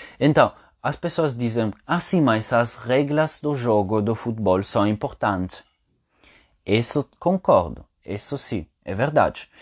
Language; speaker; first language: Portuguese; non-native, fluent; Italian